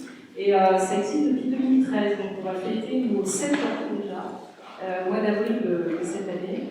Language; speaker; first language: French; native; French